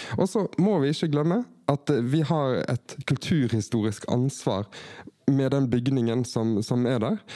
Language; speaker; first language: Norwegian; native; Norwegian